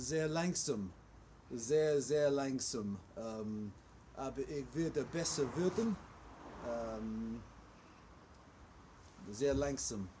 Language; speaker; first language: German; non-native, learner; English